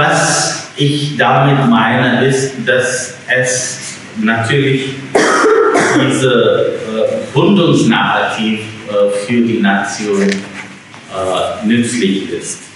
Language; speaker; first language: German; non-native, fluent; English